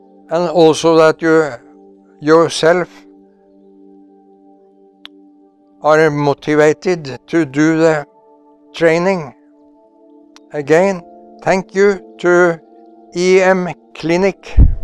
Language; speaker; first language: English; non-native, fluent; Norwegian